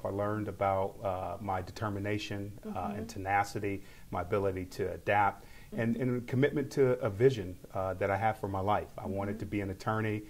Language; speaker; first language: English; native; English